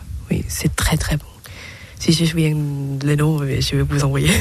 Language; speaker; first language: French; non-native, learner; Thai